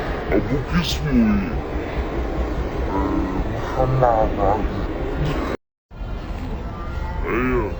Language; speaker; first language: Arabic; native; Arabic